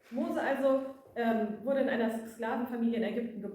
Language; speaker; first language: German; native; German